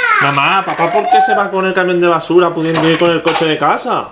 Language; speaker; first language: Spanish; native; Spanish